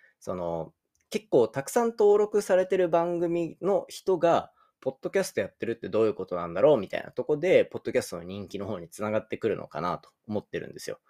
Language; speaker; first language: Japanese; native; Japanese